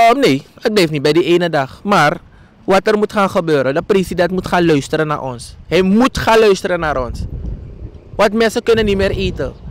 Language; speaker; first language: Dutch; native; Dutch